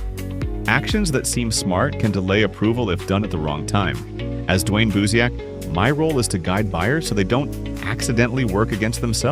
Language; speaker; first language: English; native; English